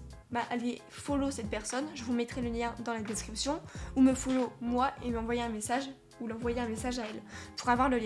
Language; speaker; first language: French; native; French